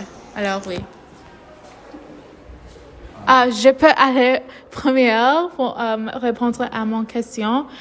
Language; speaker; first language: French; non-native, learner; English